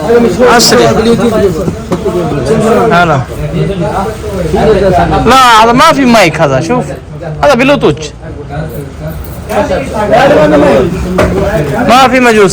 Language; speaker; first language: Arabic; non-native, learner; Urdu